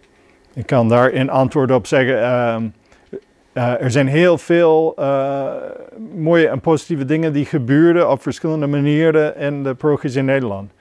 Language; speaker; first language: Dutch; non-native, fluent; English